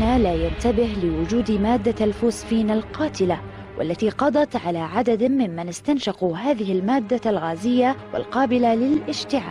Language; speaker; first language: Arabic; native; Arabic